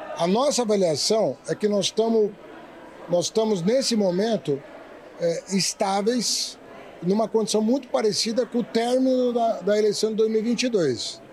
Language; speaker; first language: Portuguese; native; Portuguese